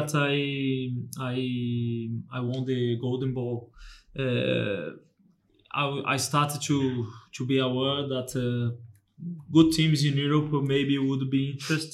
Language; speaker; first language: English; non-native, fluent; Portuguese